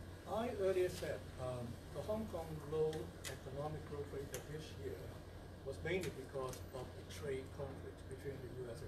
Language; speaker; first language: English; non-native, local second language; Cantonese